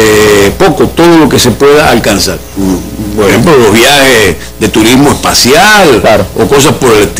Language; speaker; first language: Spanish; native; Spanish